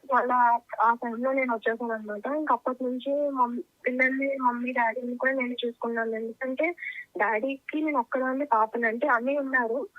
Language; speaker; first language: Telugu; native; Telugu